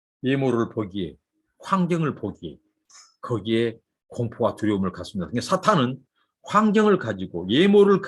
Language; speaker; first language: Korean; native; Korean